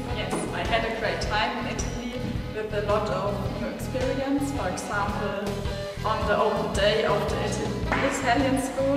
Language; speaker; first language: English; non-native, learner; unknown